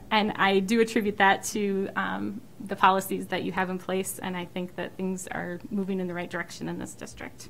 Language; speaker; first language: English; native; English